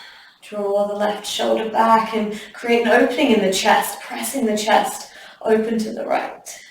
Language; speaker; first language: English; native; English